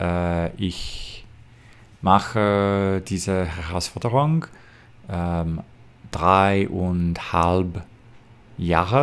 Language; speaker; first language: German; non-native, learner; English